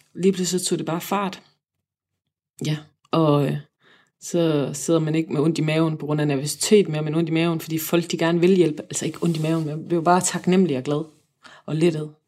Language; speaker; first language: Danish; native; Danish